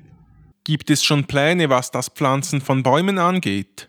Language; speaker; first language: German; native; German